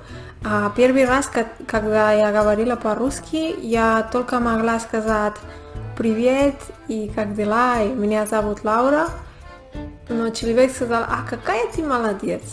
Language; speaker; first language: Russian; non-native, learner; Spanish